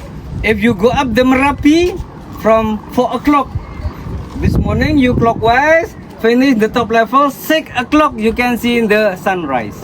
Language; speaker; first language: English; non-native, learner; Indonesian